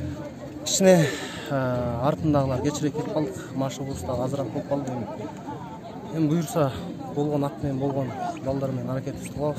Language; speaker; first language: Kyrgyz; native; Kyrgyz